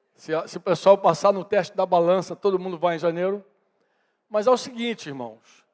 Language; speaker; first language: Portuguese; native; Portuguese